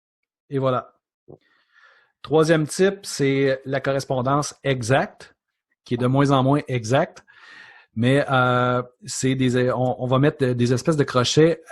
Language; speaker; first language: French; native; French